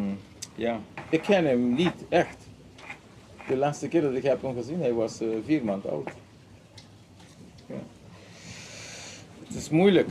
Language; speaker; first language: Dutch; non-native, local second language; Papiamento